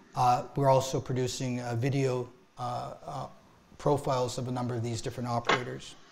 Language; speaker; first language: English; native; English